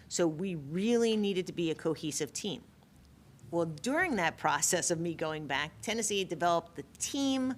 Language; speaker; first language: English; native; English